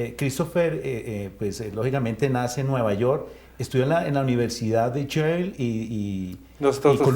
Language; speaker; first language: Spanish; native; Spanish